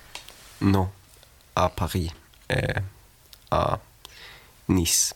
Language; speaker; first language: French; non-native, learner; Swedish